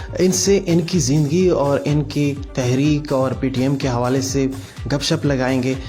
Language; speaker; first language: Urdu; non-native, local second language; Pashto